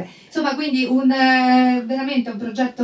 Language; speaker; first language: Italian; native; Italian